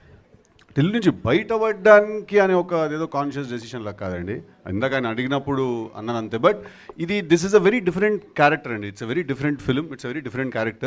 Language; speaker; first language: Telugu; native; Telugu